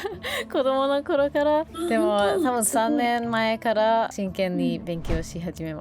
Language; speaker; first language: Japanese; non-native, learner; English